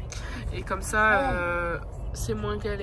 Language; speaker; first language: French; native; French